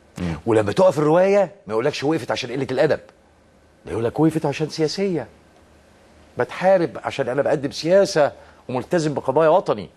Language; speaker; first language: Arabic; native; Arabic